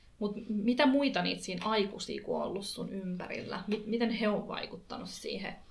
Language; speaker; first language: Finnish; early bilingual, other home language; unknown